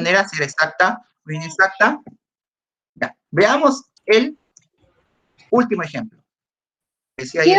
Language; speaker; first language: Spanish; native; Spanish